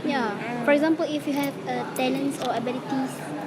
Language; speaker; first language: English; non-native, learner; Malay